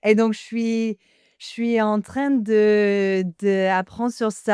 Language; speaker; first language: French; non-native, fluent; English